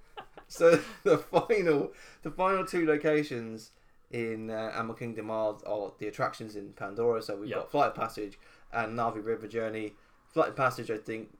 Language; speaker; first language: English; native; English